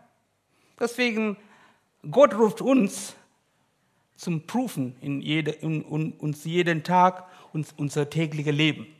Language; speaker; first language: German; non-native, learner; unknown